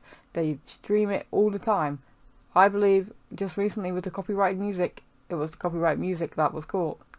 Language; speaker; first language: English; native; English